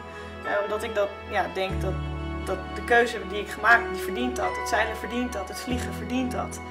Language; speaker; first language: Dutch; native; Dutch